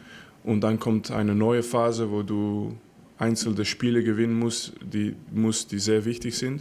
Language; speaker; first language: German; non-native, fluent; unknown